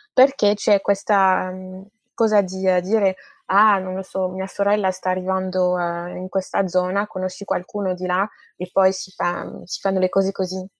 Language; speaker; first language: Italian; non-native, fluent; French